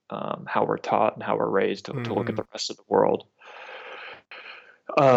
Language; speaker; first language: English; native; English